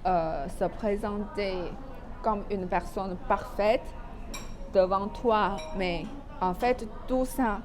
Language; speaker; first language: French; non-native, fluent; Chinese